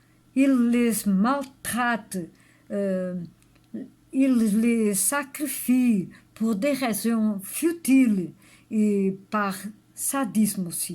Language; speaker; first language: French; non-native, learner; Portuguese